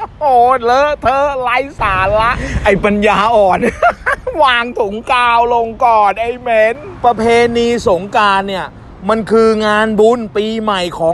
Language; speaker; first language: Thai; native; Thai